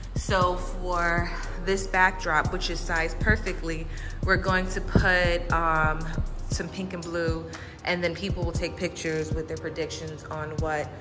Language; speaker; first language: English; native; English